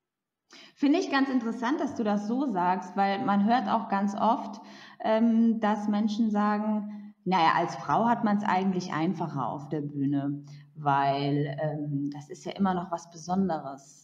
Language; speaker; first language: German; native; German